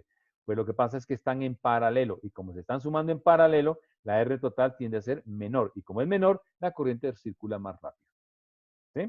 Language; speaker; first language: Spanish; native; Spanish